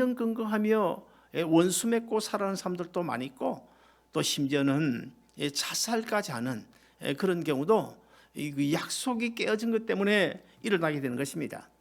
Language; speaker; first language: Korean; native; Korean